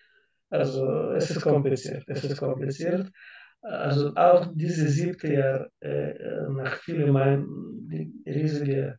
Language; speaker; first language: German; non-native, learner; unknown